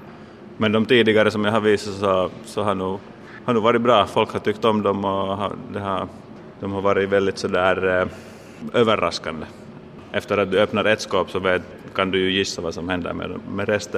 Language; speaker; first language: Swedish; native; Swedish